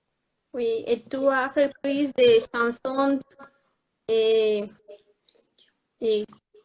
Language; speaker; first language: French; non-native, learner; Spanish